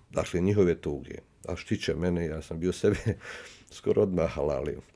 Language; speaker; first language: Bosnian; native; Bosnian